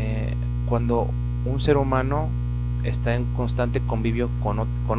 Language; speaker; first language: Spanish; native; Spanish